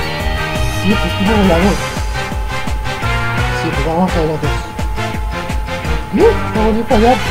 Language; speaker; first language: Spanish; native; Spanish